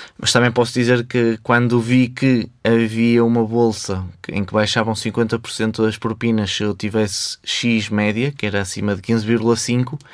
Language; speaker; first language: Portuguese; native; Portuguese